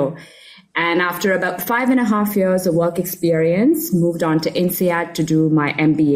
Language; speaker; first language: English; non-native, local second language; Urdu